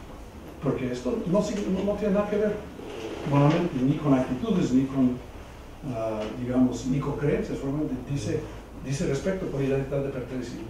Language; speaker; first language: Spanish; non-native, fluent; English